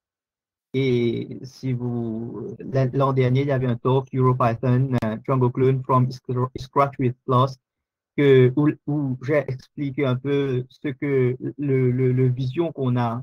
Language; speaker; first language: French; non-native, local second language; Morisyen